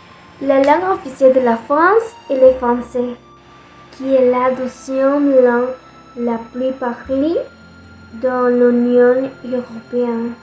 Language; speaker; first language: French; non-native, learner; Spanish